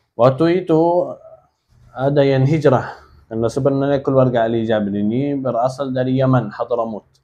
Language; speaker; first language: Indonesian; non-native, fluent; Arabic